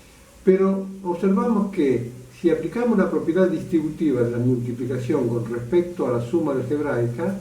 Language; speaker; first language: Spanish; native; Spanish